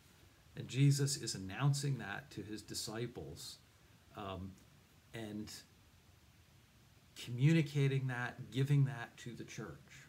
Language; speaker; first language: English; native; English